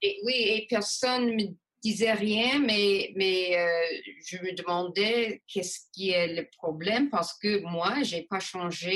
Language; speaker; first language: French; non-native, local second language; English